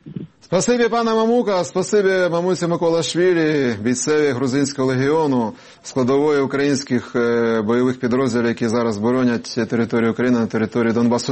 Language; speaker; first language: Ukrainian; native; Ukrainian